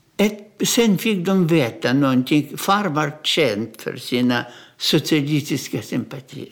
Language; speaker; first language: Swedish; non-native, fluent; Russian